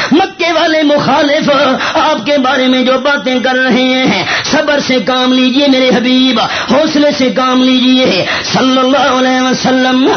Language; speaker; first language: Urdu; non-native, local second language; Northern Hindko